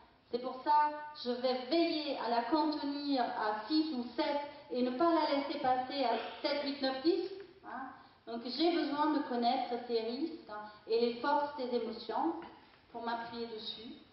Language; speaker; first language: French; non-native, fluent; German